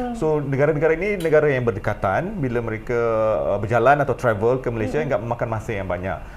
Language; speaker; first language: Malay; native; Malay